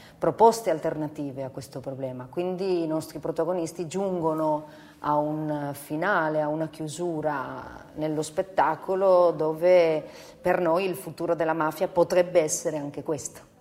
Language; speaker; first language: Italian; non-native, fluent; Spanish